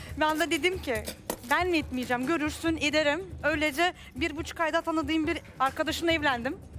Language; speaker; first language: Turkish; non-native, fluent; Russian